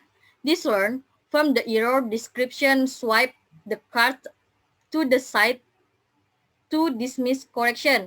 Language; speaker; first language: English; non-native, learner; Indonesian